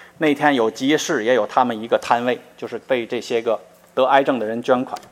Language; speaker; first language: Chinese; native; Chinese